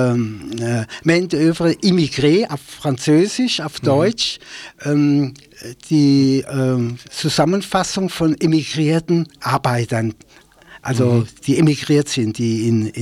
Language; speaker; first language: German; native; German